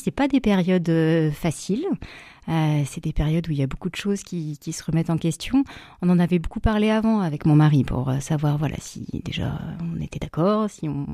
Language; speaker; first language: French; native; French